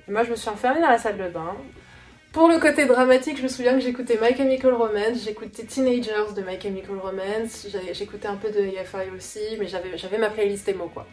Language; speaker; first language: French; native; French